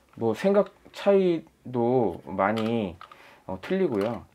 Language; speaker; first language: Korean; native; Korean